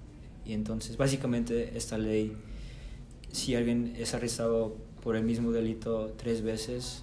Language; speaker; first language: Spanish; early bilingual, heritage; Spanish